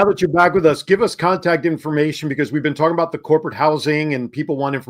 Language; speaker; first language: English; native; English